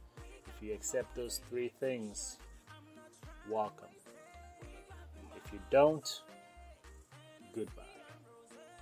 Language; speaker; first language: English; non-native, local second language; Krio